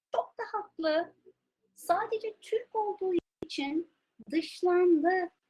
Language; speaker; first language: Turkish; early bilingual, heritage; Turkish